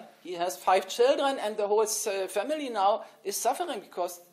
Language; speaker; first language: English; non-native, fluent; German